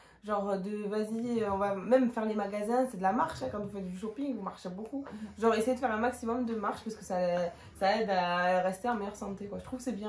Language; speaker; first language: French; native; French